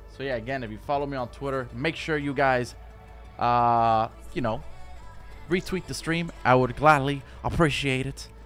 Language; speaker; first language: English; native; English